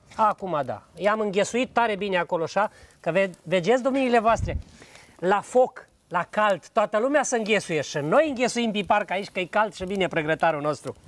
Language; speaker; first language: Romanian; native; Romanian